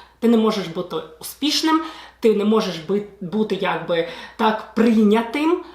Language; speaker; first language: Ukrainian; non-native, local second language; Russian